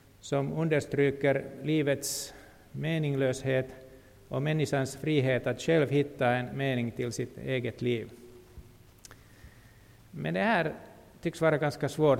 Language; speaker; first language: Swedish; non-native, local second language; Finnish